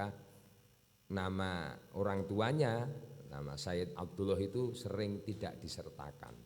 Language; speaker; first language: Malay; non-native, local second language; Javanese